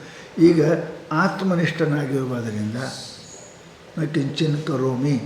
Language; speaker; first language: Kannada; native; Kannada